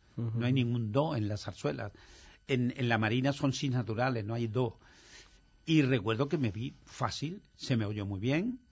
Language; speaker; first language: Spanish; native; Spanish